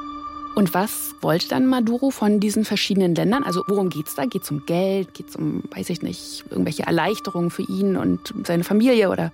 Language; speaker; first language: German; native; German